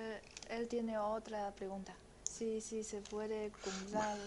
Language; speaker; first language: Spanish; non-native, fluent; Chinese